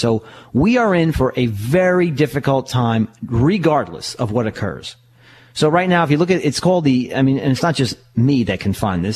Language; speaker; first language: English; native; English